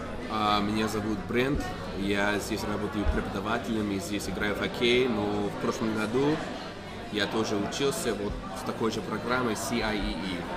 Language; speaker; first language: Russian; non-native, learner; English